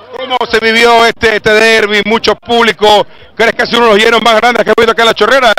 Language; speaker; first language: Spanish; native; Spanish